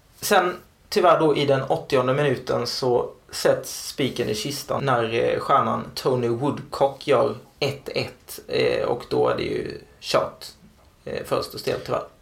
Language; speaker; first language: Swedish; native; Swedish